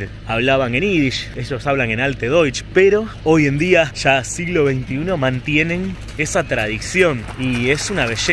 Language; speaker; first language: Spanish; native; Spanish